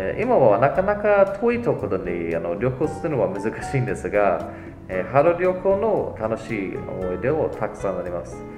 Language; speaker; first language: Japanese; non-native, fluent; English